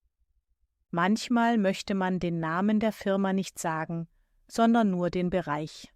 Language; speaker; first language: German; native; German